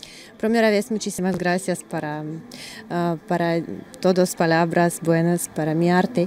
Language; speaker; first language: Spanish; non-native, learner; Russian